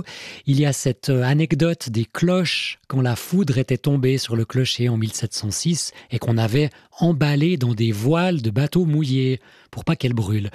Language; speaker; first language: French; native; French